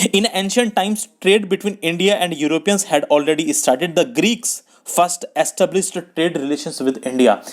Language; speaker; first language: English; non-native, local second language; Hindi